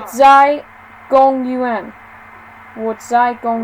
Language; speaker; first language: Chinese; non-native, learner; English